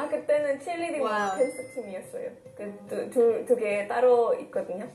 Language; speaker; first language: Korean; non-native, fluent; Indonesian